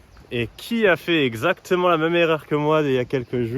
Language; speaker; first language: French; native; French